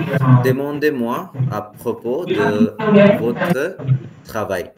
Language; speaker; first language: French; non-native, fluent; Hindi